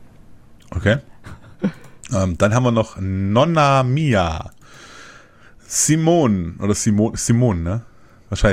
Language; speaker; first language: German; native; German